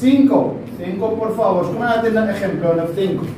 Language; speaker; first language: Spanish; non-native, fluent; Arabic